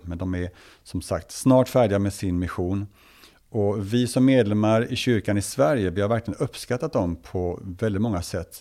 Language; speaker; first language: Swedish; native; Swedish